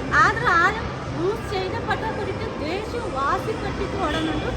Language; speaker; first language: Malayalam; non-native, learner; Kannada